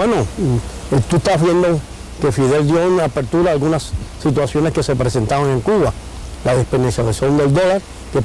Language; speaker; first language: Spanish; native; Spanish